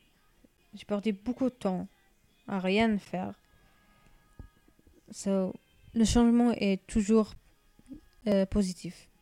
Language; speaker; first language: French; non-native, learner; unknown